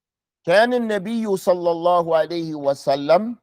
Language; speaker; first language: Arabic; non-native, fluent; English